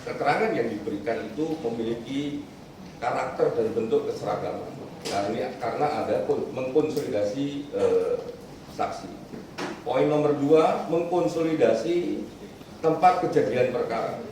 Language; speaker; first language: Indonesian; native; Indonesian